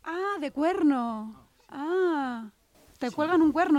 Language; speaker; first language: Spanish; native; Spanish